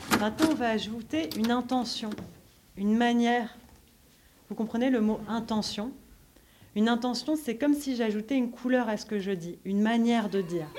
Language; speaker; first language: French; native; French